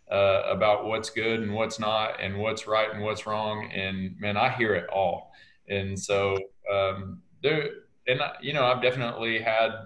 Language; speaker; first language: English; native; English